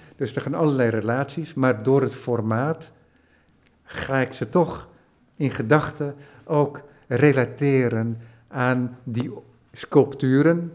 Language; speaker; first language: Dutch; native; Dutch